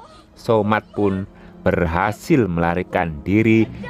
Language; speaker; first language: Indonesian; native; Indonesian